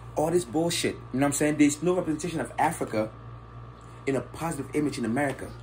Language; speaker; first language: English; non-native, local second language; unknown